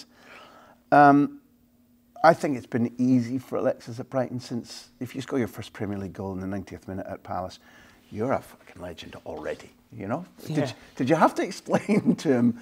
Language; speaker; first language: English; native; English